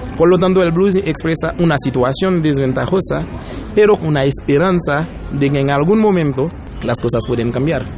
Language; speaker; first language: Spanish; non-native, fluent; Haitian Creole